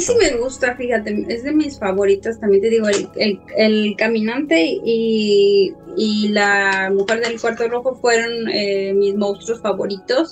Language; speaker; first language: Spanish; native; Spanish